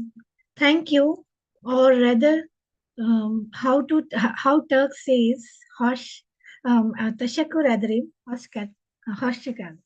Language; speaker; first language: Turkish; non-native, fluent; Hindi